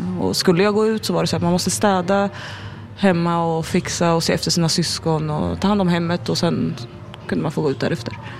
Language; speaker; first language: Swedish; early bilingual, other home language; Arabic